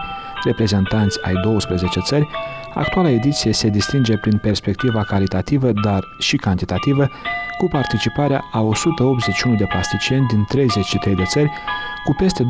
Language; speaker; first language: Romanian; native; Romanian